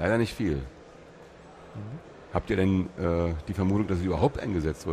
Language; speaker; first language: German; native; German